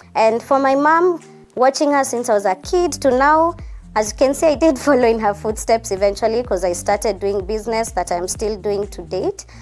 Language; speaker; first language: English; non-native, local second language; Kikuyu